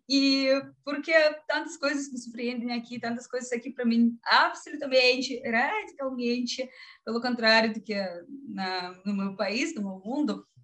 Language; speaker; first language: Portuguese; non-native, learner; Russian